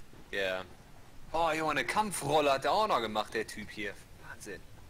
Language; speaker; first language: German; native; German